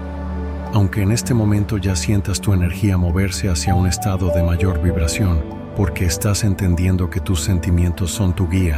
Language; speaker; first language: Spanish; native; Spanish